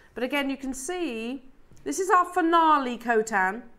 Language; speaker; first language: English; native; English